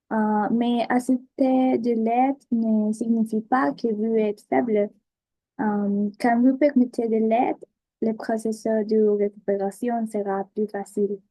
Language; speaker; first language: French; non-native, learner; Spanish